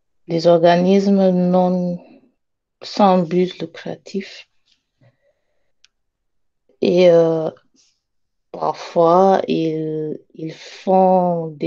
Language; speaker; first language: French; non-native, learner; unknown